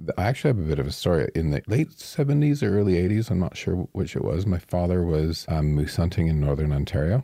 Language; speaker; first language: English; native; English